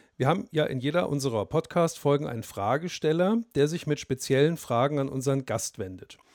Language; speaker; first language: German; native; German